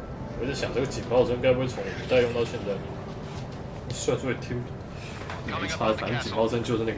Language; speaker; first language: Chinese; native; Chinese